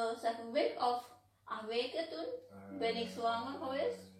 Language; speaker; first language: Dutch; non-native, learner; Indonesian